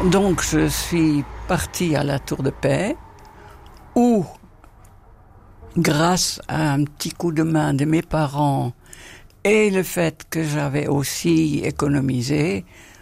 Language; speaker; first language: French; non-native, fluent; Dutch